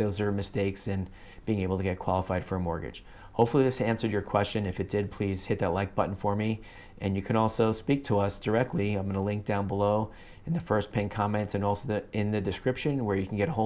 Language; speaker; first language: English; native; English